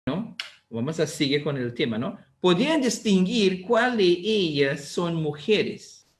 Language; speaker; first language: Spanish; non-native, learner; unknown